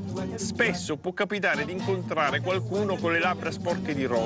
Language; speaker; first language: Italian; native; Italian